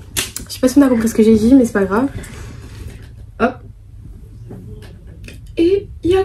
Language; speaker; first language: French; native; French